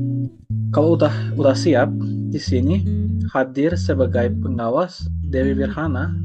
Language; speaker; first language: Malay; non-native, fluent; Turkish